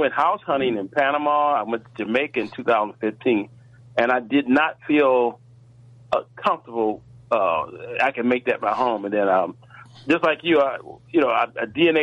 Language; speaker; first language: English; native; English